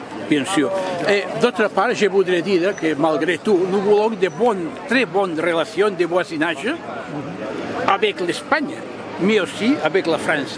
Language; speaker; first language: French; non-native, fluent; Catalan